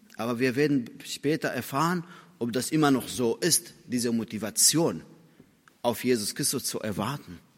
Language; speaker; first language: German; non-native, fluent; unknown